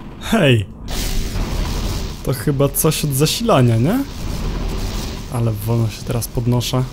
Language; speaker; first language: Polish; native; Polish